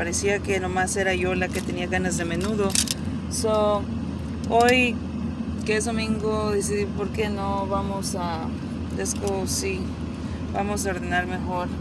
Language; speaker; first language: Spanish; early bilingual, heritage; Spanish